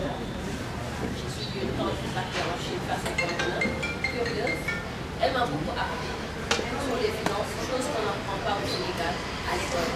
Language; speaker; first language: French; non-native, local second language; Wolof